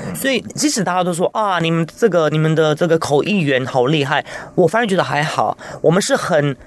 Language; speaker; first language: Chinese; non-native, fluent; Italian